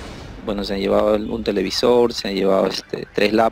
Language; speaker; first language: Spanish; native; Spanish